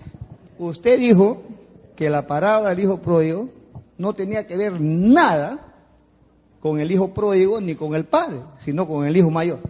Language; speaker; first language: Spanish; native; Spanish